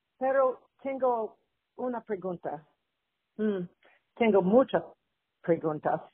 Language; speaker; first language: Spanish; non-native, learner; English